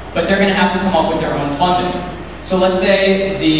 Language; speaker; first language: English; native; English